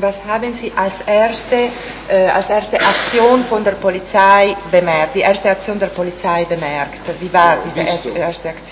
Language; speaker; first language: German; non-native, learner; Italian